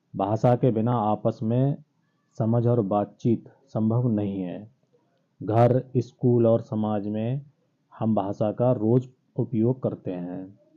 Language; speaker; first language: Hindi; native; Hindi